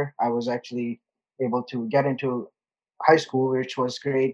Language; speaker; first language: English; non-native, local second language; Urdu